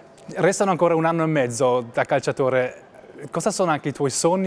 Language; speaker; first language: Italian; non-native, local second language; German